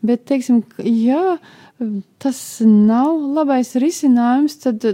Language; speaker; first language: Latvian; native; Latvian